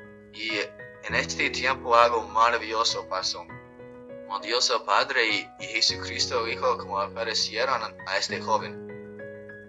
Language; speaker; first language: Spanish; non-native, fluent; English